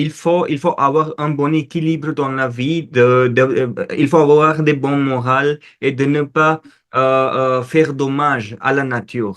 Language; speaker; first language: French; non-native, fluent; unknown